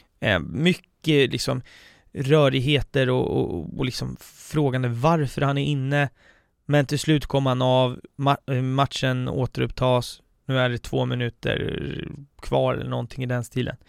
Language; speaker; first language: Swedish; native; Swedish